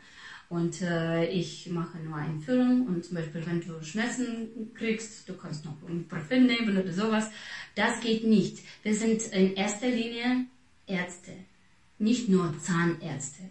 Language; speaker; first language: German; non-native, fluent; Russian